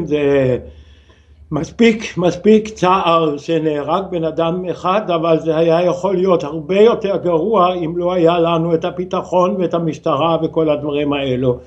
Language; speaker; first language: Hebrew; non-native, fluent; Danish